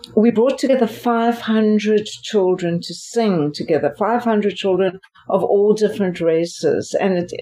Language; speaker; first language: English; native; English